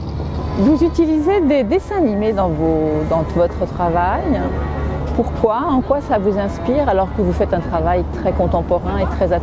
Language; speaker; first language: French; native; French